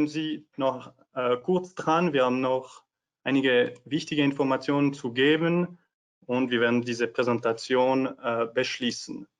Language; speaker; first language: German; non-native, fluent; French